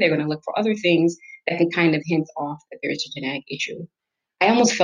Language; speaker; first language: English; native; English